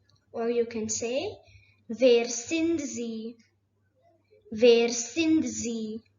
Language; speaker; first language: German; non-native, fluent; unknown